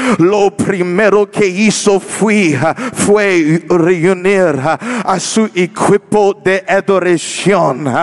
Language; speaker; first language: Spanish; non-native, learner; English